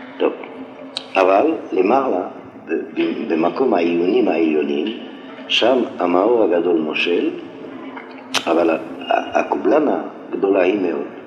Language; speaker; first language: Hebrew; non-native, fluent; French